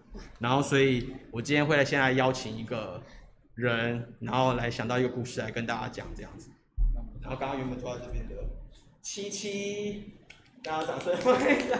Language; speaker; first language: Chinese; native; Chinese